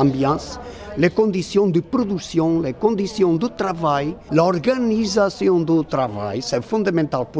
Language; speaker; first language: French; non-native, learner; Portuguese